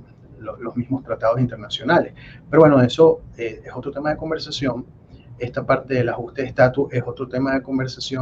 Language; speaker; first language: Spanish; native; Spanish